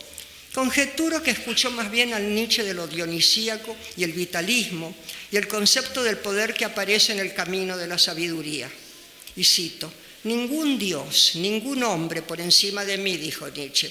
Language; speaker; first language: Spanish; native; Spanish